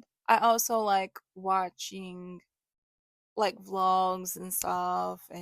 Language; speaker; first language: English; native; English